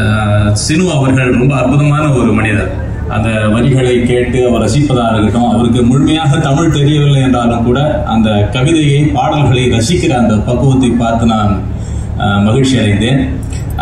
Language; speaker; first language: Tamil; native; Tamil